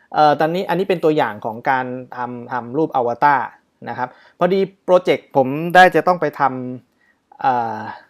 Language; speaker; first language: Thai; native; Thai